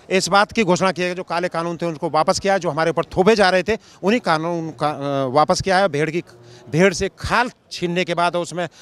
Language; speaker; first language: Hindi; native; Hindi